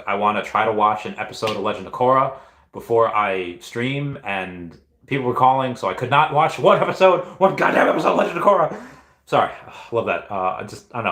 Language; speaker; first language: English; native; English